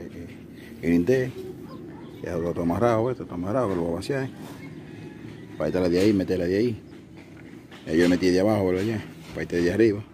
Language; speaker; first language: Spanish; native; Spanish